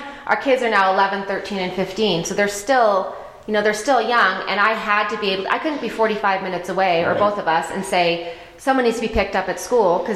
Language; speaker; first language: English; native; English